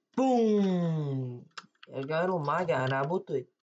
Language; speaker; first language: Russian; non-native, local second language; Kazakh